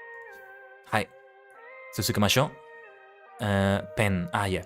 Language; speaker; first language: Japanese; non-native, learner; English